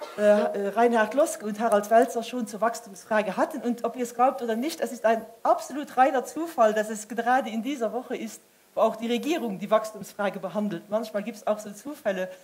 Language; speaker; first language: German; non-native, local second language; Luxembourgish